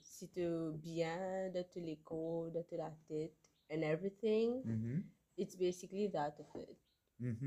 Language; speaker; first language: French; non-native, local second language; Morisyen